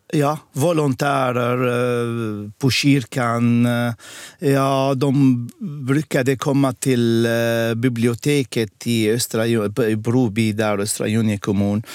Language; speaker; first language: Swedish; non-native, fluent; Arabic